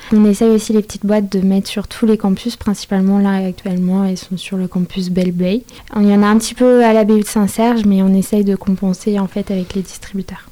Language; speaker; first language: French; native; French